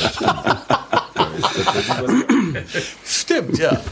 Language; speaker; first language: German; native; German